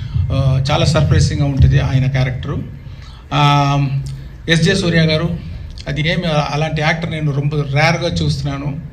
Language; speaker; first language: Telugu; non-native, local second language; Tamil